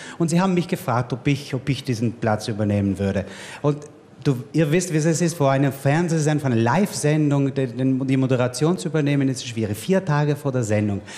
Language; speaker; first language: German; non-native, local second language; Italian